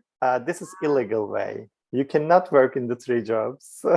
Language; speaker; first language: English; non-native, fluent; Turkish